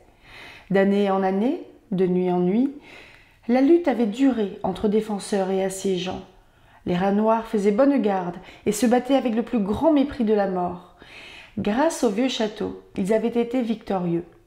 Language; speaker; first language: French; native; French